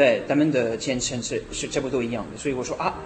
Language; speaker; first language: Chinese; non-native, learner; French